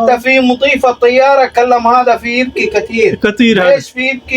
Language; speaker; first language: Arabic; non-native, learner; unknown